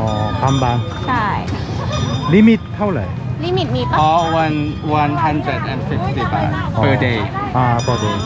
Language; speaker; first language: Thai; non-native, learner; Korean